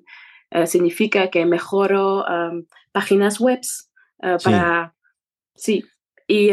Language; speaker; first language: Spanish; non-native, fluent; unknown